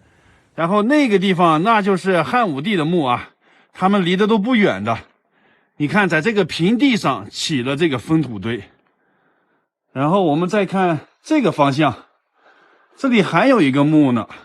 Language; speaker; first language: Chinese; native; Chinese